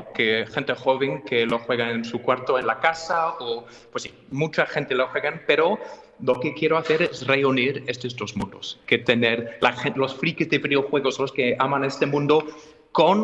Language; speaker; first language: Spanish; non-native, fluent; English